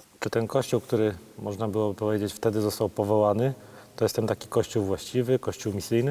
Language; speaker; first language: Polish; native; Polish